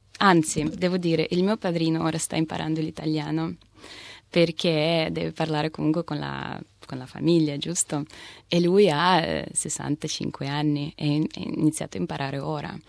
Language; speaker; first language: Italian; non-native, fluent; Russian